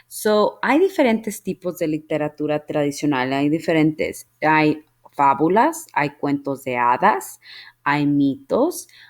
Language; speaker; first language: Spanish; early bilingual, heritage; Spanish